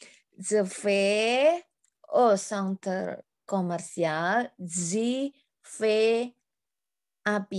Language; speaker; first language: French; non-native, learner; Indonesian